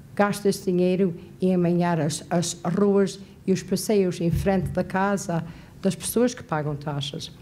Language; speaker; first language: Portuguese; native; Portuguese